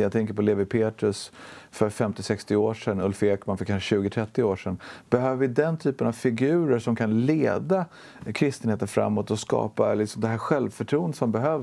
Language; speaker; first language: Swedish; native; Swedish